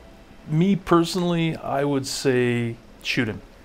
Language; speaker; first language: English; native; English